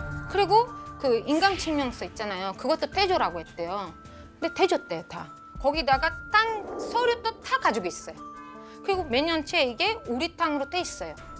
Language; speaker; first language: Korean; non-native, fluent; Uzbek